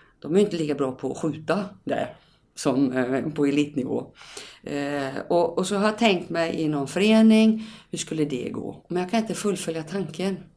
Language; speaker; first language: Swedish; native; Swedish